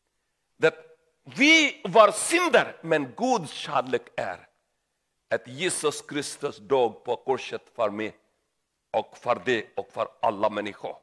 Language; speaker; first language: Swedish; non-native, learner; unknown